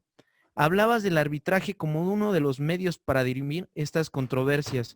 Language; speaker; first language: Spanish; native; Spanish